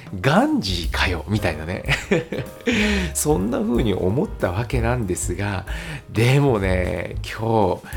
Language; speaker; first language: Japanese; native; Japanese